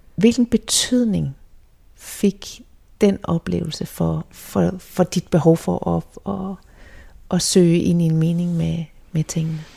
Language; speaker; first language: Danish; native; Danish